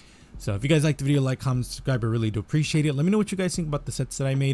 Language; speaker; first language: English; native; English